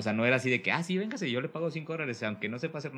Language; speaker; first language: Spanish; native; Spanish